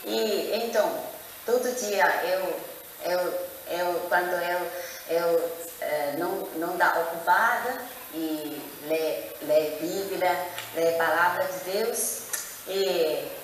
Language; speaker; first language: Portuguese; non-native, learner; Chinese